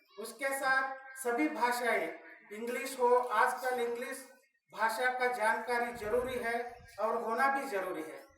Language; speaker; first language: Hindi; non-native, local second language; Kannada